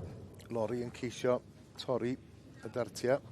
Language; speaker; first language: Welsh; native; Welsh